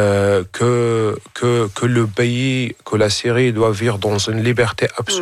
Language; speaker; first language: French; non-native, fluent; Arabic